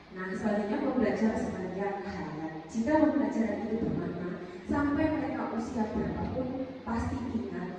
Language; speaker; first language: Indonesian; native; Indonesian